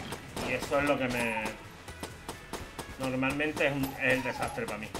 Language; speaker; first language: Spanish; native; Spanish